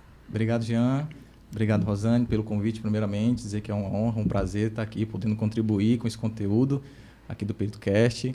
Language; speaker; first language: Portuguese; native; Portuguese